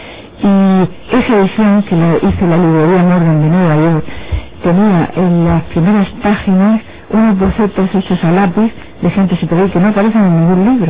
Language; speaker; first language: Spanish; native; Spanish